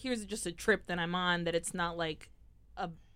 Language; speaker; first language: English; native; English